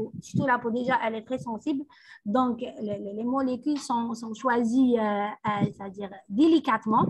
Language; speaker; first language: French; non-native, local second language; Arabic